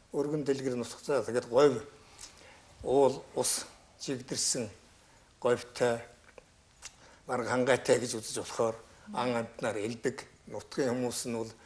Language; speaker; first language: Mongolian; native; Mongolian